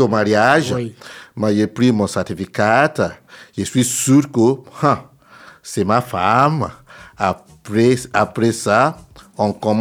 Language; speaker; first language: French; non-native, learner; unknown